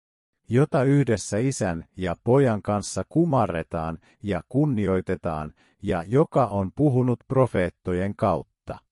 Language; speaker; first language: Finnish; native; Finnish